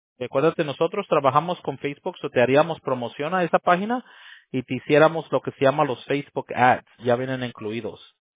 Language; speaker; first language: Spanish; early bilingual, heritage; Spanish